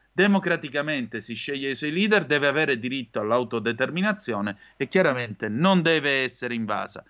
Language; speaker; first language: Italian; native; Italian